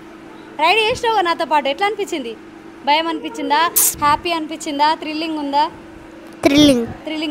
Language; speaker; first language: Telugu; native; Telugu